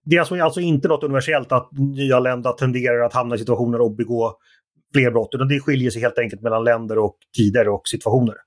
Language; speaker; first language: Swedish; native; Swedish